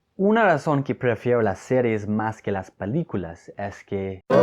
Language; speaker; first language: Spanish; non-native, fluent; English